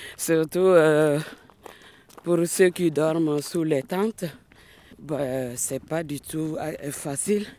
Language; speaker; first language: French; non-native, local second language; Bambara